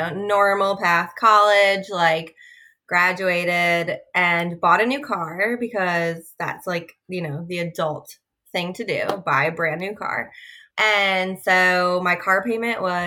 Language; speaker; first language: English; native; English